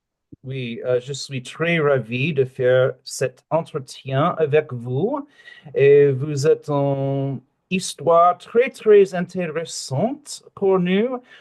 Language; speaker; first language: French; non-native, learner; English